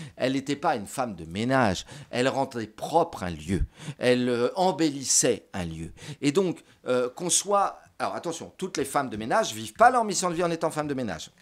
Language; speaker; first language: French; native; French